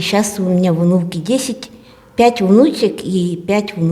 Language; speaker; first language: Russian; non-native, local second language; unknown